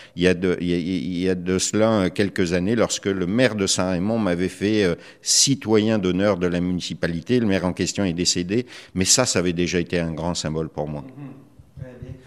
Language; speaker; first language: French; native; French